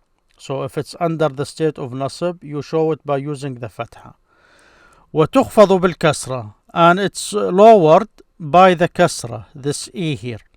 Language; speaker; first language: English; non-native, fluent; Arabic